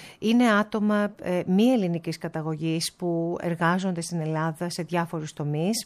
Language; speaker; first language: Greek; early bilingual, heritage; Greek